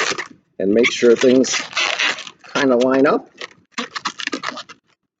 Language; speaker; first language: English; native; English